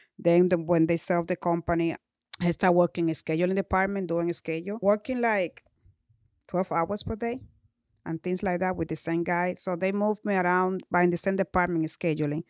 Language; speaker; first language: English; non-native, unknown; Spanish